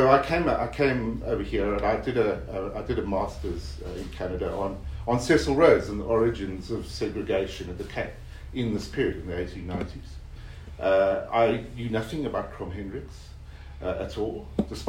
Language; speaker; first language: English; native; English